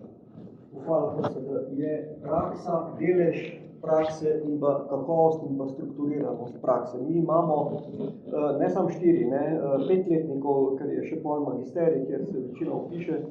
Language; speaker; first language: Slovenian; native; Slovenian